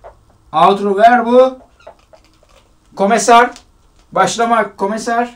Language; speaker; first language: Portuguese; non-native, learner; Turkish